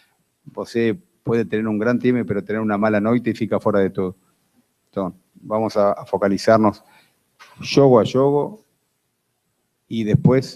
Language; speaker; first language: Spanish; non-native, fluent; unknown